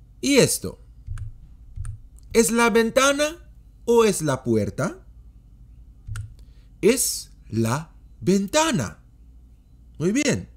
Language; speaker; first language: Spanish; non-native, fluent; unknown